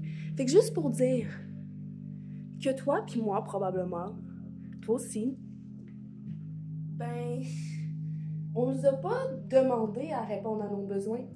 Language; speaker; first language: French; native; French